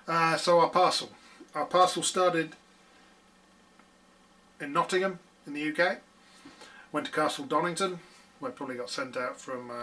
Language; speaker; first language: English; native; English